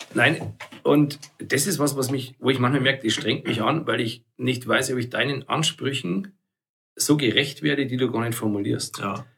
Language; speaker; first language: German; native; German